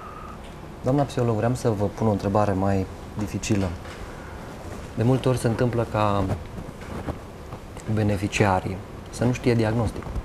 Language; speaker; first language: Romanian; native; Romanian